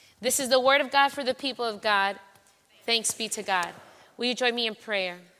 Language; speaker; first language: English; non-native, fluent; Spanish